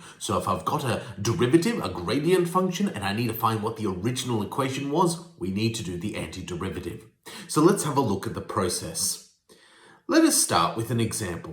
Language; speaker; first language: English; native; English